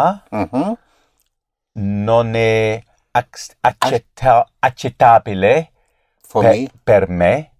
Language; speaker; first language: Italian; non-native, learner; English